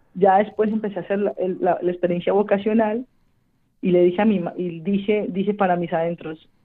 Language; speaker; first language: Spanish; native; Spanish